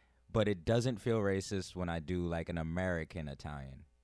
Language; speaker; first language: English; early bilingual, other home language; Spanish